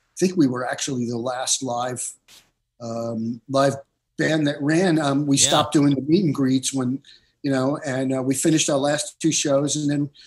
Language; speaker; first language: English; native; English